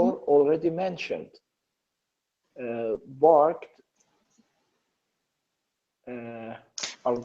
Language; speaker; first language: English; non-native, learner; Persian